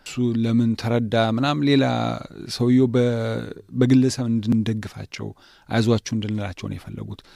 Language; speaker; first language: Amharic; native; Amharic